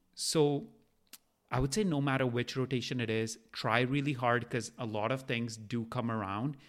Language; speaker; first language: English; non-native, local second language; Punjabi